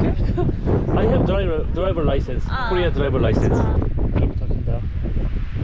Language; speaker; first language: English; non-native, learner; Korean